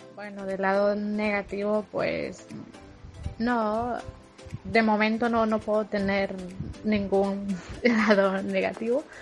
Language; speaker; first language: Spanish; native; Spanish